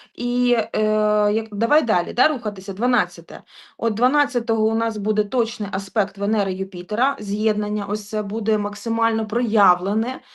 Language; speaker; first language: Ukrainian; non-native, local second language; Russian